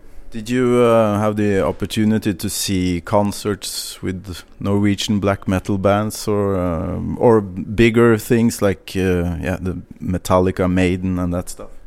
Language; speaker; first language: English; non-native, fluent; Norwegian